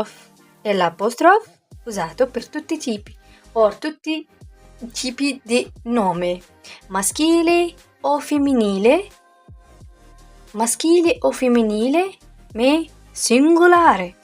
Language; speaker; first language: Italian; non-native, learner; Arabic